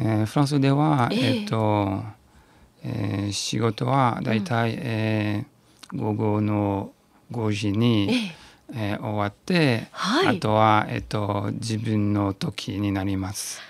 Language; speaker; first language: Japanese; non-native, learner; French